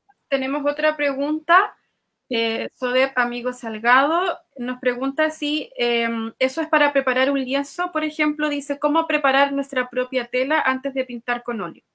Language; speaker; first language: Spanish; native; Spanish